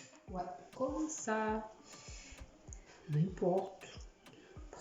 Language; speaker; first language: French; non-native, learner; Portuguese